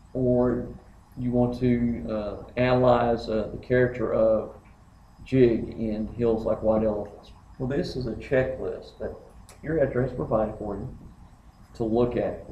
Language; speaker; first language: English; native; English